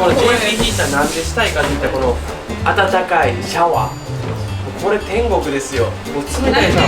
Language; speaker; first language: Japanese; native; Japanese